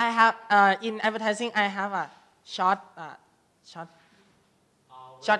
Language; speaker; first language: English; non-native, learner; Thai